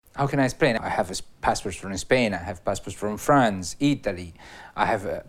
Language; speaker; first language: English; non-native, fluent; Spanish